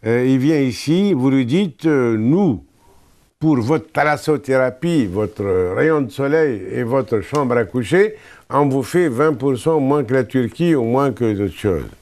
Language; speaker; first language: French; non-native, local second language; Arabic